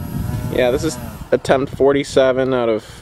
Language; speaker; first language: English; native; English